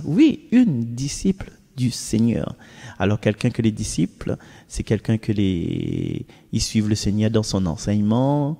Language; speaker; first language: French; non-native, local second language; Réunion Creole French